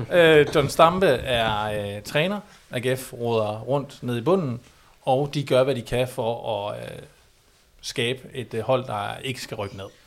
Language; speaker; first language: Danish; native; Danish